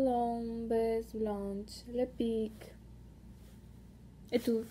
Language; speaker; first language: French; non-native, learner; Spanish